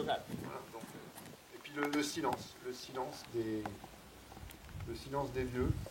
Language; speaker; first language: French; native; French